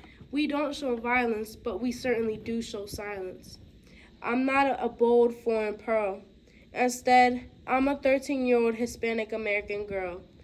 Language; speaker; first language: English; early bilingual, other home language; Spanish